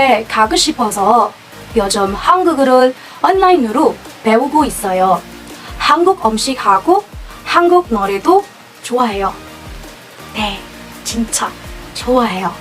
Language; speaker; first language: Korean; non-native, learner; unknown